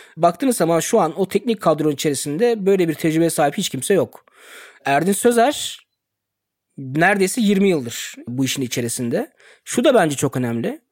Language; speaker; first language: Turkish; early bilingual, heritage; Turkish